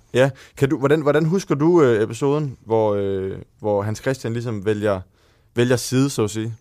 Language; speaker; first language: Danish; native; Danish